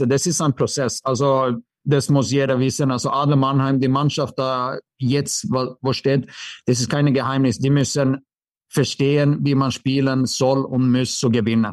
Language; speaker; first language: German; non-native, fluent; Swedish